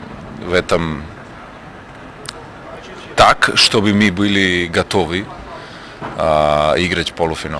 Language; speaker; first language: Russian; non-native, learner; Serbian